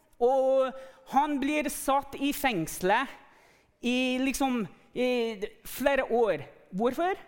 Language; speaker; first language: Norwegian; non-native, fluent; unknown